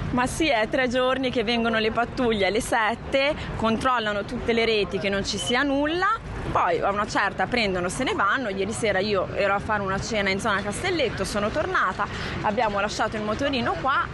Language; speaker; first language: Italian; native; Italian